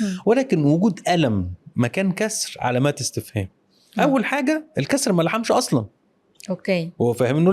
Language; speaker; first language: Arabic; native; Arabic